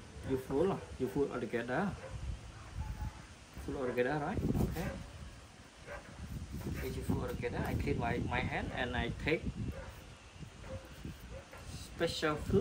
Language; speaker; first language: English; non-native, learner; Khmer